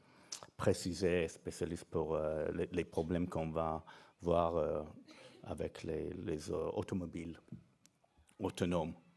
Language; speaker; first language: French; non-native, fluent; English